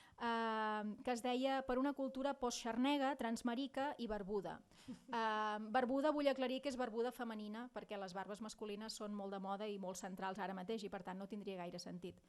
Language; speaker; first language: Catalan; non-native, local second language; Spanish